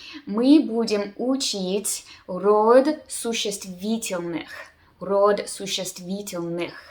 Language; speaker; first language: Russian; early bilingual, heritage; Russian